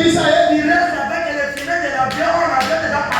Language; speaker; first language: French; non-native, local second language; Lingala